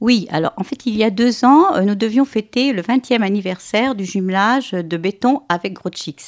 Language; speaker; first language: French; native; French